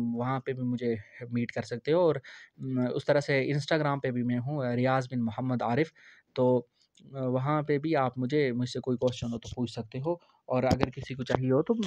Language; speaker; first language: Hindi; non-native, local second language; Kashmiri